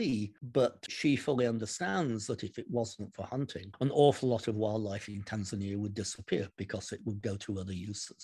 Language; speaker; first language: English; native; English